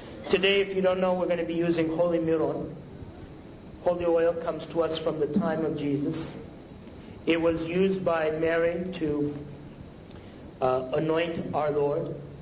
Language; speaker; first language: English; native; English